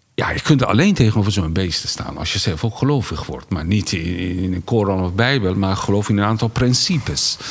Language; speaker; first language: Dutch; non-native, fluent; Persian